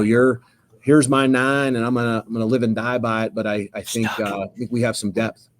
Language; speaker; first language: English; native; English